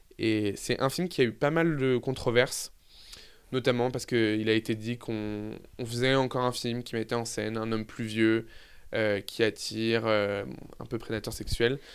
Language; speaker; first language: French; native; French